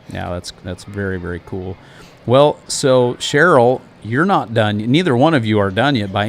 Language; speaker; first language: English; native; English